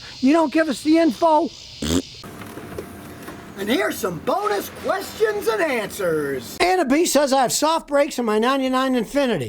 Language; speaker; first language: English; native; English